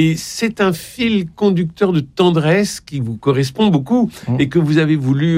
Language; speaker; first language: French; native; French